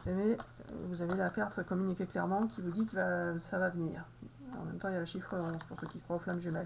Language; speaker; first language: French; native; French